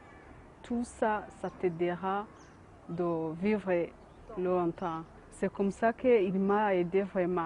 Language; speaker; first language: French; non-native, local second language; Kinyarwanda